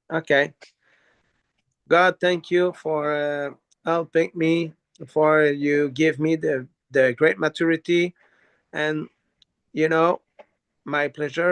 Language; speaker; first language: English; non-native, learner; French